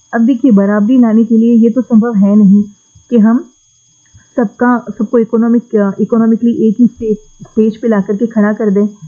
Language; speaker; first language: Hindi; native; Hindi